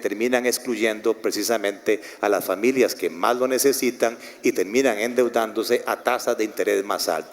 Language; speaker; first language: Spanish; native; Spanish